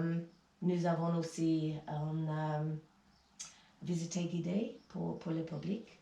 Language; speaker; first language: French; non-native, learner; English